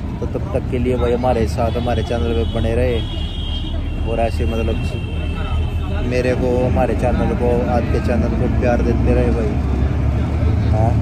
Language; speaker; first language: Hindi; native; Hindi